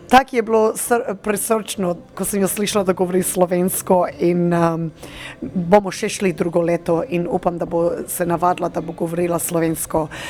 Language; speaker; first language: Slovenian; early bilingual, heritage; Slovenian